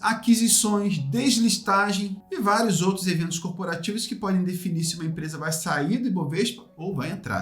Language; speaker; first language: Portuguese; native; Portuguese